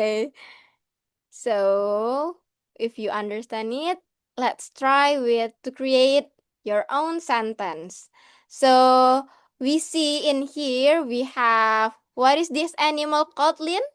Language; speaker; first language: English; non-native, learner; Indonesian